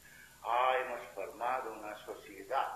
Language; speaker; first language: Spanish; non-native, fluent; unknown